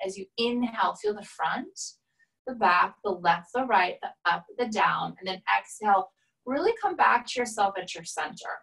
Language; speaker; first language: English; native; English